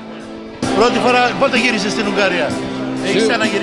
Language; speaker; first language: Greek; early bilingual, heritage; Greek